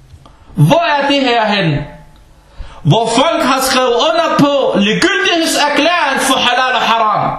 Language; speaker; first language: Danish; non-native, fluent; Arabic